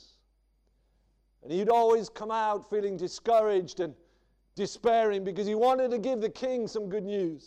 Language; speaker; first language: English; native; English